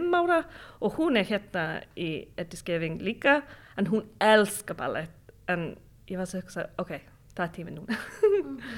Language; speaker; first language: Icelandic; non-native, fluent; English